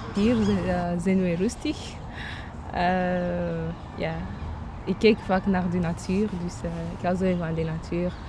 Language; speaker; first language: Dutch; non-native, learner; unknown